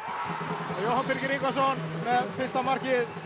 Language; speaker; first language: Icelandic; native; Icelandic